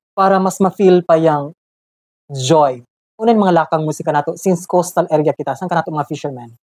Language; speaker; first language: Cebuano; native; Cebuano